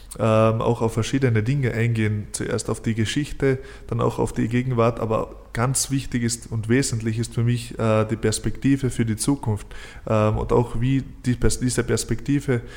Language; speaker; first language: German; non-native, local second language; Slovenian